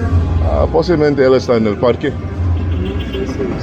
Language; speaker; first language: Spanish; non-native, learner; English